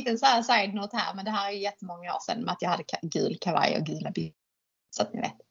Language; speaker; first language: Swedish; native; Swedish